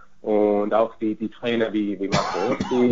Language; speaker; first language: German; non-native, fluent; Hungarian